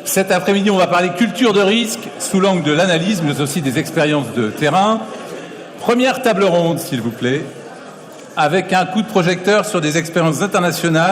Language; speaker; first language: French; native; French